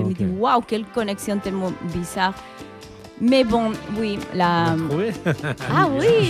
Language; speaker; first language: French; non-native, fluent; Spanish